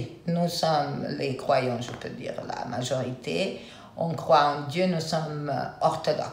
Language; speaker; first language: French; non-native, fluent; Serbian